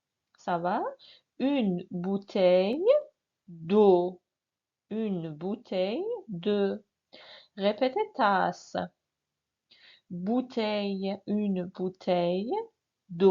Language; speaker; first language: French; non-native, fluent; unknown